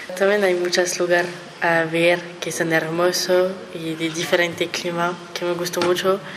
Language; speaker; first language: Spanish; non-native, learner; French